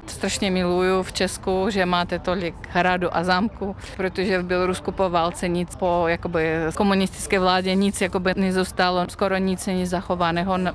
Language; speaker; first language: Czech; non-native, fluent; Russian